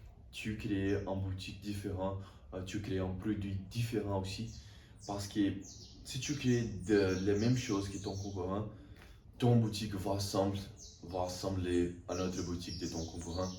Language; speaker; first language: French; non-native, learner; Portuguese